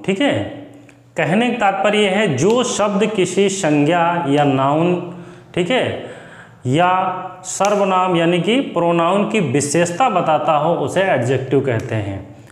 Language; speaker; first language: Hindi; native; Hindi